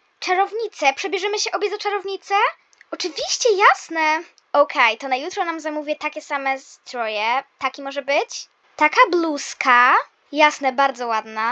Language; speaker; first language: Polish; native; Polish